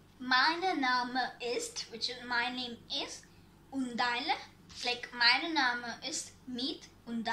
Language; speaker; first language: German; non-native, learner; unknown